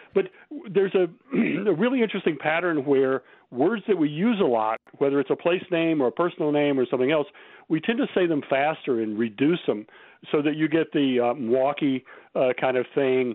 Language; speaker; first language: English; native; English